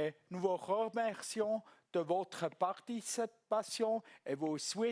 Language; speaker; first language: French; non-native, local second language; German